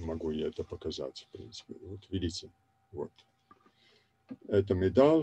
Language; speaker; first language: Russian; non-native, fluent; Italian